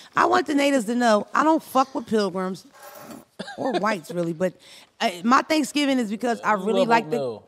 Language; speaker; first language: English; native; English